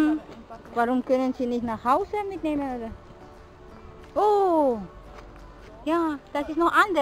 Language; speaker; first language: German; non-native, learner; Indonesian